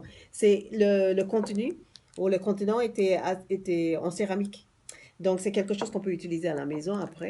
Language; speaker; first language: French; non-native, fluent; English